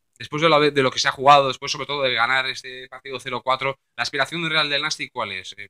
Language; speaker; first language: Spanish; non-native, local second language; Catalan